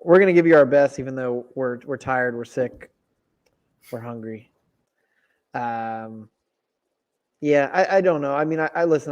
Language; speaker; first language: English; native; English